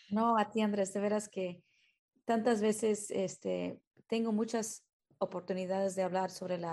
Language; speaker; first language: Spanish; early bilingual, heritage; Spanish